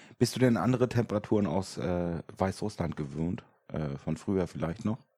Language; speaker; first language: German; native; German